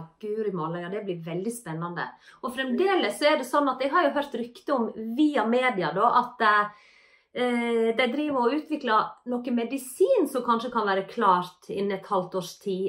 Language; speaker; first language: Norwegian; native; Norwegian